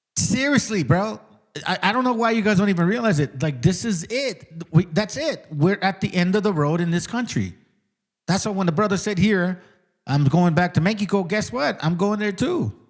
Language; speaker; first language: English; early bilingual, other home language; Spanish